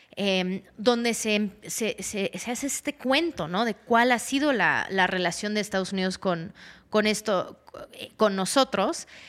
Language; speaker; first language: Spanish; early bilingual, heritage; Spanish